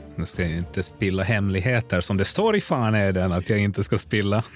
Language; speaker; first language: Swedish; native; Swedish